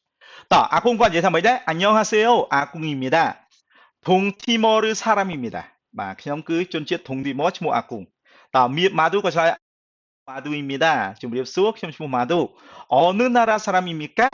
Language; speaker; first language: Korean; non-native, fluent; Khmer